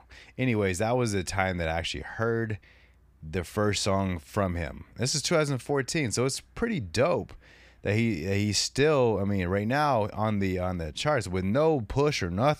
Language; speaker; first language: English; native; English